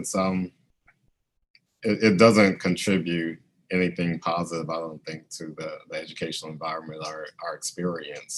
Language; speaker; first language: English; native; English